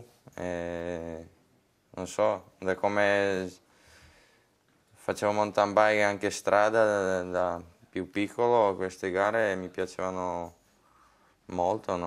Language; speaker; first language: Italian; non-native, fluent; Slovak